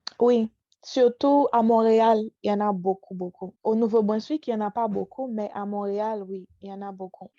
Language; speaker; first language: French; non-native, local second language; Haitian Creole